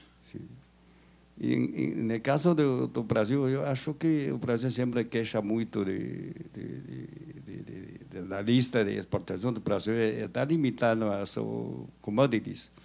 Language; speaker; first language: Portuguese; non-native, learner; Chinese